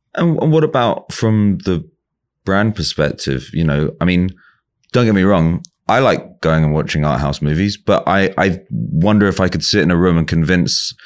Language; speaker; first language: English; native; English